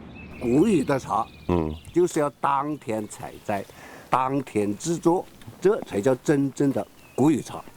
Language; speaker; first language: Chinese; native; Chinese